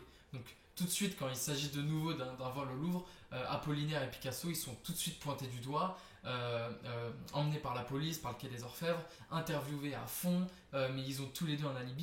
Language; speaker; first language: French; native; French